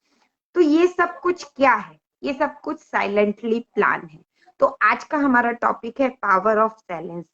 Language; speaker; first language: Hindi; native; Hindi